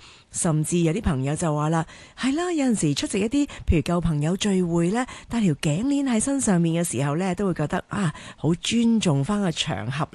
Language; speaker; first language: Cantonese; native; Cantonese